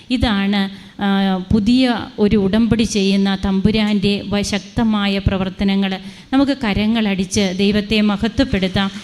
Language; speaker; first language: Malayalam; native; Malayalam